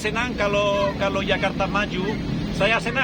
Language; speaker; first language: Indonesian; non-native, fluent; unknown